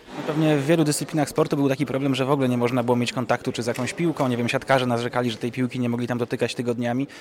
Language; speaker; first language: Polish; native; Polish